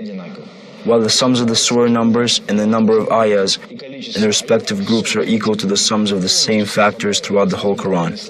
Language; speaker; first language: English; non-native, fluent; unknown